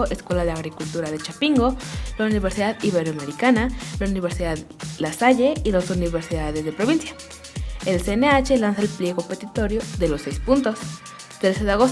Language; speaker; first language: Spanish; native; Spanish